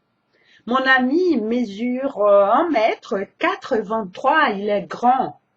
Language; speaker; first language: French; non-native, fluent; Portuguese